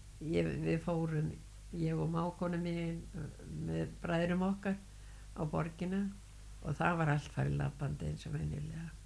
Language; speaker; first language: Icelandic; native; Icelandic